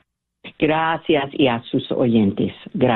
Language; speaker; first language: Spanish; early bilingual, heritage; Spanish